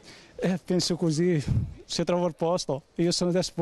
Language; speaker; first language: Italian; non-native, learner; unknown